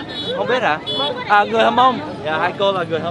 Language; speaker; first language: Vietnamese; early bilingual, heritage; Vietnamese